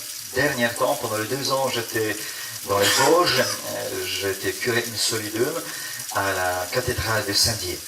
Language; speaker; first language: French; non-native, fluent; Polish